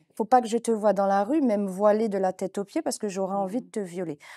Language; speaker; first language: French; native; French